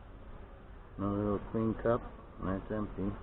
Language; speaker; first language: English; native; English